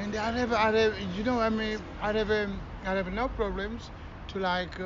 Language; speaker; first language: English; non-native, learner; Kabuverdianu